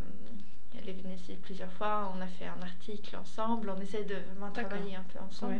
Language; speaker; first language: French; non-native, fluent; Swedish